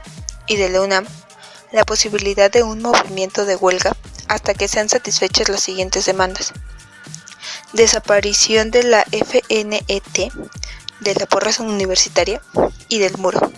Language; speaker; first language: Spanish; native; Spanish